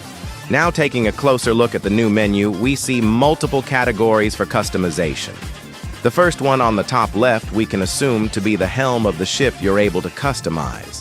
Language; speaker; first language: English; native; English